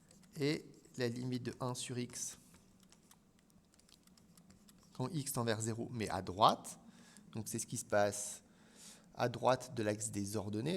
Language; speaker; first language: French; native; French